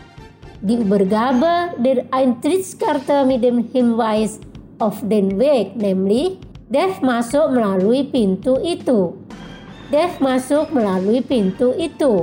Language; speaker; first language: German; non-native, fluent; Indonesian